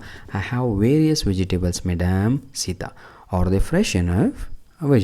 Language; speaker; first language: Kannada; native; Kannada